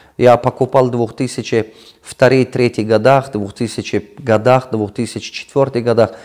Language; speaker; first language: Russian; non-native, local second language; Tajik